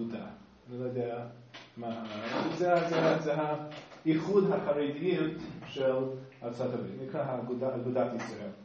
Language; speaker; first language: Hebrew; non-native, fluent; English